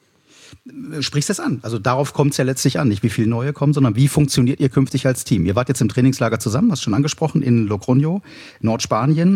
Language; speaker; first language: German; native; German